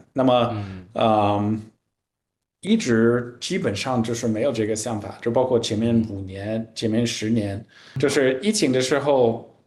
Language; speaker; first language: Chinese; non-native, fluent; English